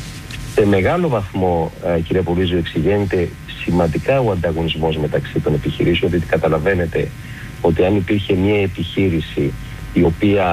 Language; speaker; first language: Greek; native; Greek